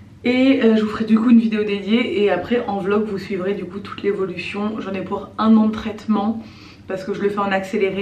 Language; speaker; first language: French; native; French